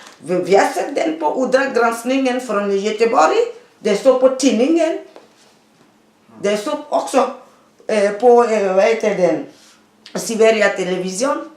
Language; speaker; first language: Swedish; non-native, fluent; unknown